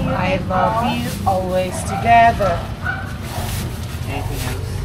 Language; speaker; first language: English; non-native, local second language; Filipino